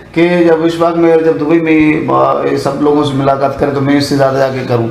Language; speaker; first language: Urdu; non-native, local second language; Sindhi